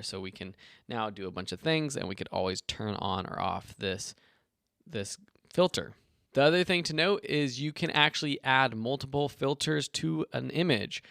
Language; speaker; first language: English; native; English